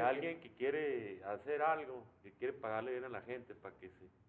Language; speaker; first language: Spanish; native; Spanish